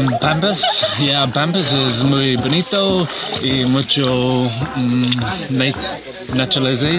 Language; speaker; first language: Spanish; non-native, learner; English